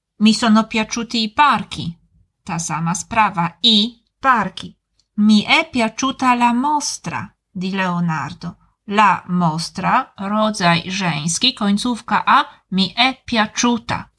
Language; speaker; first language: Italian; non-native, fluent; Polish